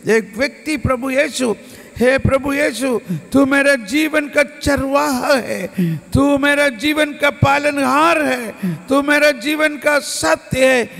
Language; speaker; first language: Hindi; non-native, local second language; Malayalam